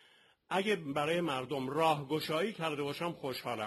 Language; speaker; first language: Persian; native; Persian